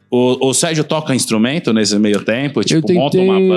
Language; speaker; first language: Portuguese; native; Portuguese